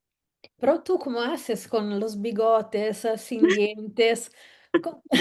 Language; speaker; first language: Spanish; non-native, fluent; Italian